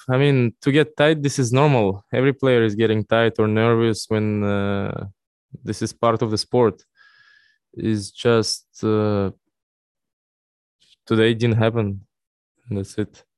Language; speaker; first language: English; non-native, fluent; Russian